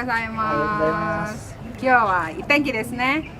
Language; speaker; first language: Japanese; non-native, fluent; Indonesian